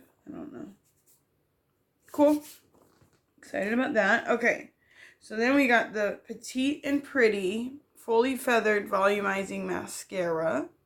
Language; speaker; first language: English; native; English